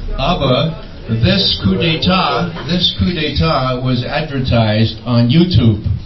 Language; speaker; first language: English; native; English